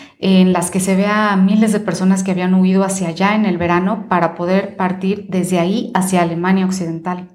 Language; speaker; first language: Spanish; native; Spanish